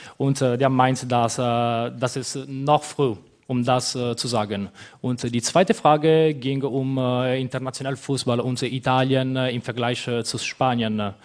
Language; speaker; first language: German; non-native, fluent; Italian